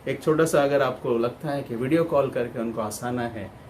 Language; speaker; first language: Hindi; non-native, local second language; Kannada